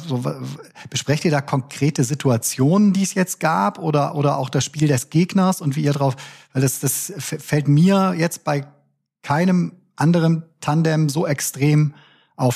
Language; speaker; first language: German; native; German